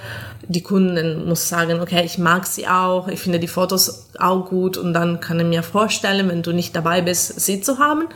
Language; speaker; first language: German; non-native, fluent; Italian